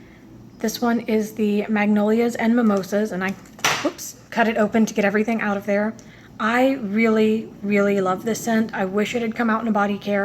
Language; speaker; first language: English; native; English